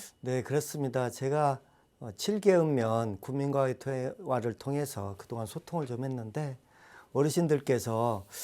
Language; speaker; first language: Korean; native; Korean